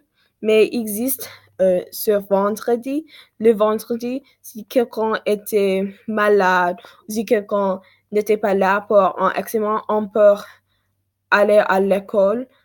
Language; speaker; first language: French; non-native, learner; English